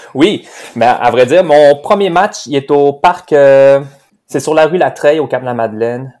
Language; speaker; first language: French; native; French